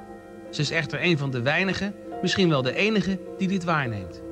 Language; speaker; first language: Dutch; native; Dutch